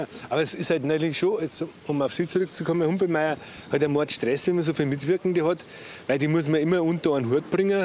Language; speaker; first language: German; native; German